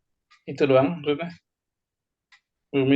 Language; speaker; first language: Indonesian; native; Indonesian